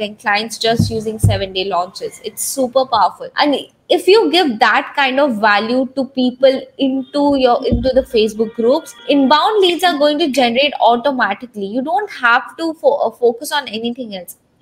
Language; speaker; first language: English; non-native, local second language; Hindi